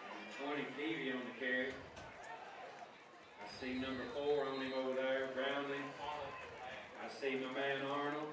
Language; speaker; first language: English; native; English